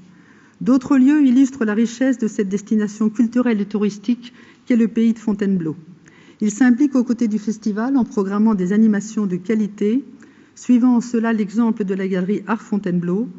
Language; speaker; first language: French; native; French